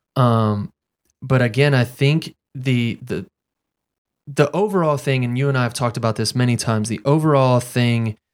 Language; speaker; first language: English; native; English